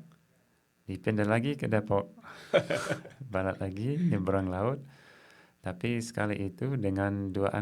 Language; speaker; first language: Indonesian; non-native, fluent; English